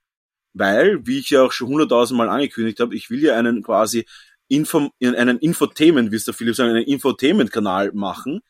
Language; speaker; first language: German; native; German